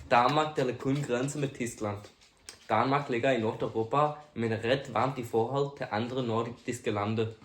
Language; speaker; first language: Danish; non-native, learner; Icelandic